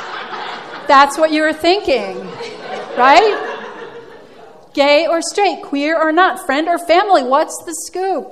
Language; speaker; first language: English; early bilingual, other home language; Dutch